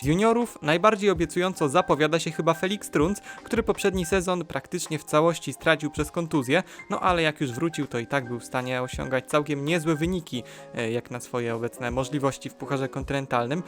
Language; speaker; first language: Polish; native; Polish